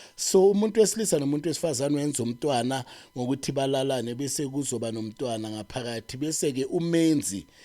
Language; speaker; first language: Zulu; native; Zulu